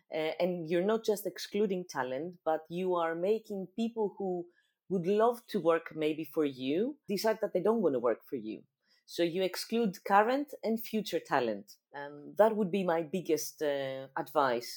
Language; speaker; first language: English; non-native, fluent; Greek